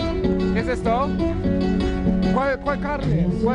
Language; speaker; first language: Spanish; non-native, fluent; German